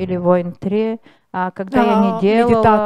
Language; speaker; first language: Russian; non-native, learner; Bulgarian